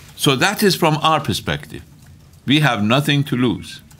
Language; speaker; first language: English; non-native, fluent; Persian